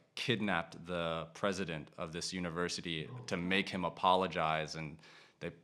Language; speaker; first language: English; native; English